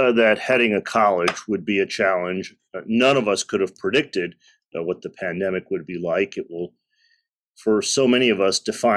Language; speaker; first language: English; native; English